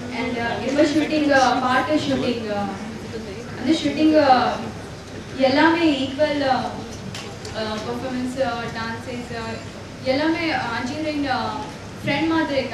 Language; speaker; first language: Tamil; non-native, learner; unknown